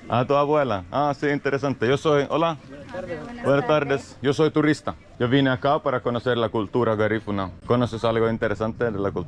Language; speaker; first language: Spanish; non-native, learner; Finnish